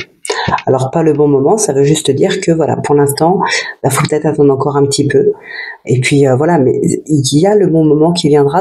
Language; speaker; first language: French; native; French